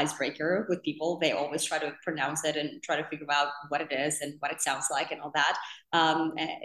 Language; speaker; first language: English; non-native, fluent; Finnish